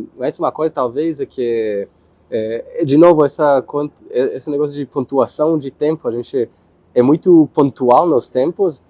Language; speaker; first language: Portuguese; non-native, fluent; Hebrew